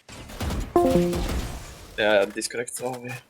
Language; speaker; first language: German; native; German